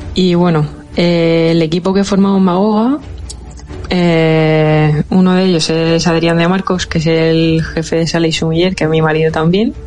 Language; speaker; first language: Spanish; native; Spanish